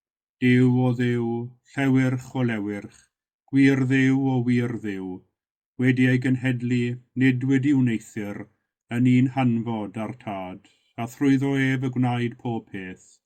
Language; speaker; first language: Welsh; native; Welsh